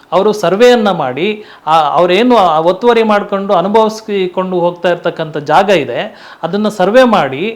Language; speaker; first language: Kannada; non-native, local second language; Tulu